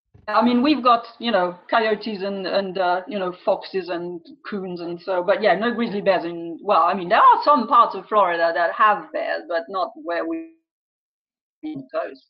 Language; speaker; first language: English; non-native, fluent; French